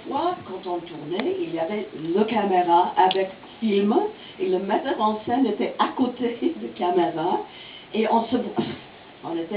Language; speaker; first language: French; non-native, fluent; English